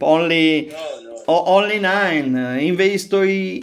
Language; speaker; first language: English; non-native, learner; Italian